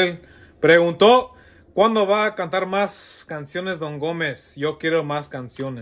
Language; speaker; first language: Spanish; early bilingual, heritage; Spanish